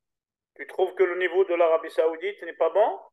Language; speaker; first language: French; native; French